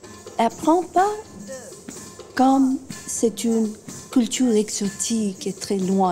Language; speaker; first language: French; non-native, fluent; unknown